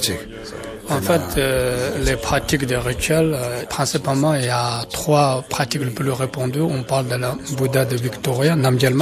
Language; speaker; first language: French; non-native, fluent; Tibetan